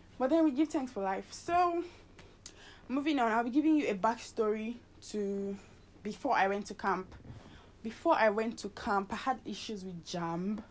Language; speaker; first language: English; native; English